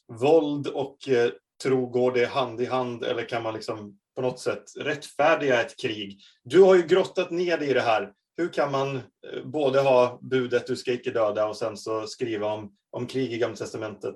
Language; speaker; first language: Swedish; native; Swedish